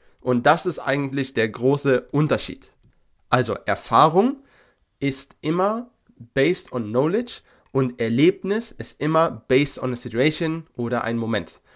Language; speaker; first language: German; native; German